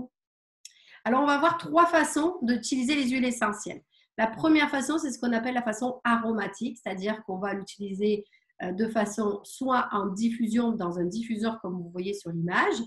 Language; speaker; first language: French; native; French